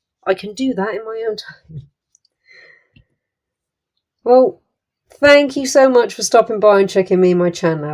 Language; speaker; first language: English; native; English